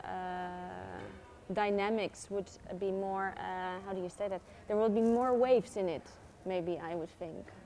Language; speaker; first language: English; non-native, fluent; Dutch